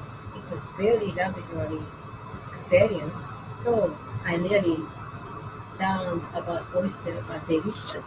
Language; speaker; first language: English; non-native, learner; Japanese